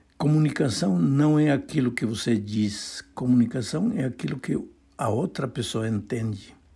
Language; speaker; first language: Portuguese; non-native, fluent; Spanish